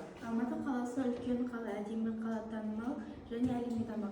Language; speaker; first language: Kazakh; non-native, local second language; Russian